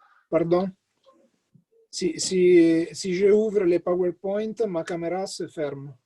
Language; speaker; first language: French; non-native, learner; Italian